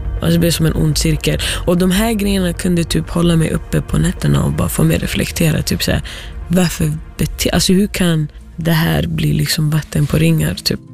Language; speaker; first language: Swedish; early bilingual, other home language; Somali